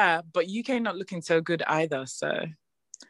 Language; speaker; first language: English; non-native, local second language; Yoruba